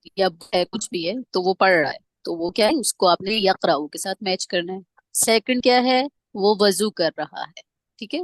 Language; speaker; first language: Urdu; native; Urdu